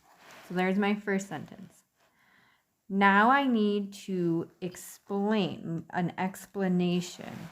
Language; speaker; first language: English; native; English